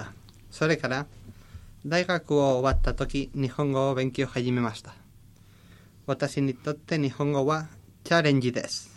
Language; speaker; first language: Japanese; non-native, learner; Spanish